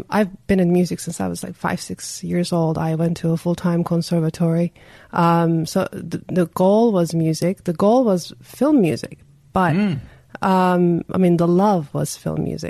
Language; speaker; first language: English; non-native, fluent; Turkish